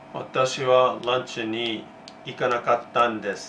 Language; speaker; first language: Japanese; non-native, learner; English